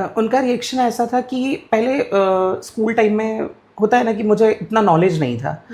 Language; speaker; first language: Hindi; non-native, local second language; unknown